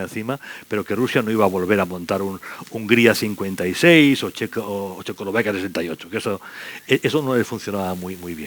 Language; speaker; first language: Spanish; native; Spanish